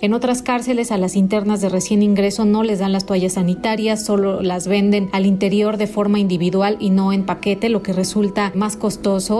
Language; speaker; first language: Spanish; native; Spanish